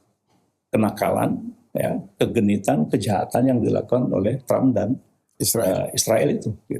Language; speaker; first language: Indonesian; native; Indonesian